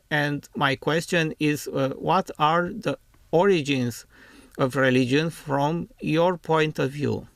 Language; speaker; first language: English; non-native, fluent; Romanian